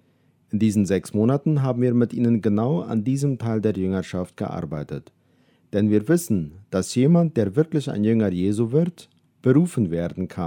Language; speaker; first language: German; non-native, fluent; Spanish